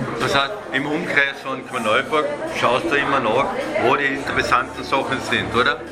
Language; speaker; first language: German; native; German